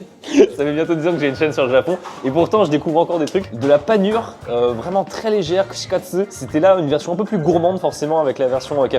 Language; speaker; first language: French; native; French